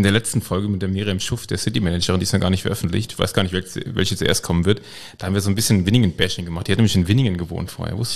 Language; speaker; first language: German; native; German